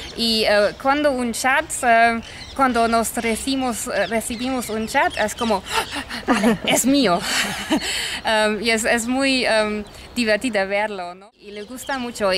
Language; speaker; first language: Spanish; non-native, fluent; English